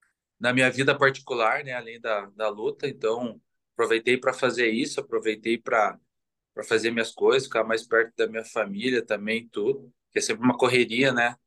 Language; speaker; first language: Portuguese; native; Portuguese